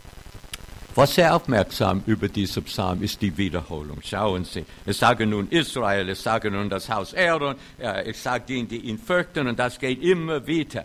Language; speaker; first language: German; non-native, fluent; English